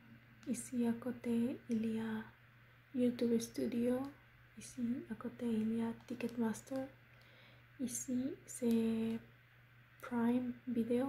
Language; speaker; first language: French; non-native, fluent; Spanish